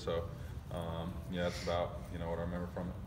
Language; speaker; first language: English; native; English